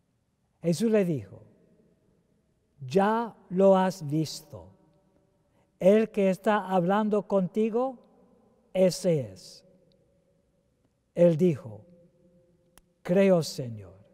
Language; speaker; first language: Spanish; non-native, fluent; English